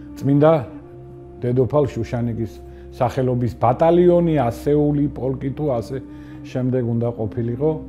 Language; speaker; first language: Georgian; non-native, local second language; Armenian